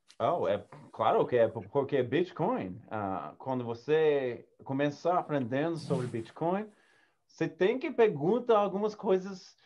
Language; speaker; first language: Portuguese; non-native, learner; English